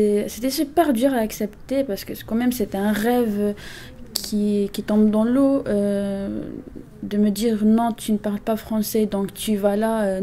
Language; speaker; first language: French; non-native, fluent; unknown